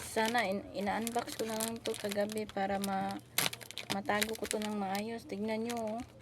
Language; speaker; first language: Filipino; non-native, local second language; Cebuano